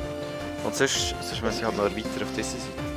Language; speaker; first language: German; native; German